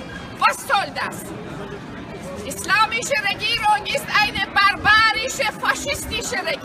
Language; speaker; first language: German; non-native, learner; Persian